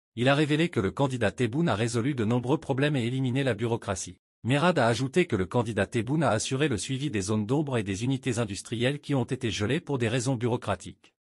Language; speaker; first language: French; non-native, local second language; Arabic